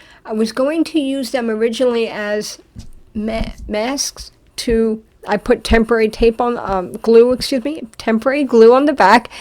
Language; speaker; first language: English; native; English